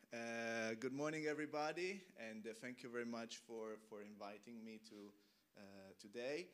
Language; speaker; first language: English; non-native, fluent; Italian